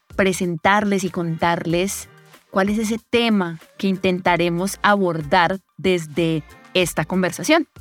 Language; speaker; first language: Spanish; native; Spanish